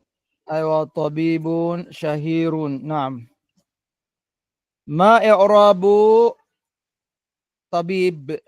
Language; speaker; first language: Arabic; non-native, fluent; Filipino